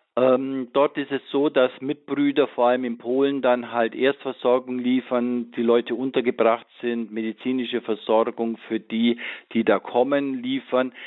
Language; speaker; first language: German; native; German